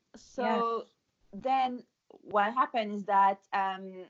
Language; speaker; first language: English; non-native, fluent; French